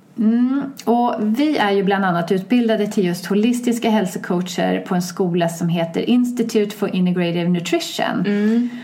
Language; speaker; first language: Swedish; native; Swedish